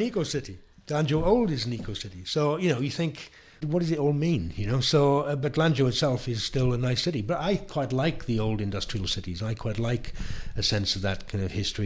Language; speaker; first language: English; native; English